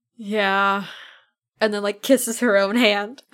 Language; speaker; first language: English; native; English